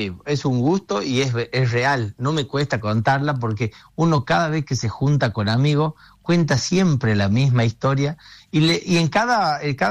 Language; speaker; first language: Spanish; native; Spanish